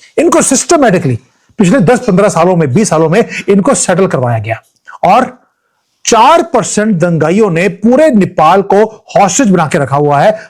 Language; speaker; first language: Hindi; native; Hindi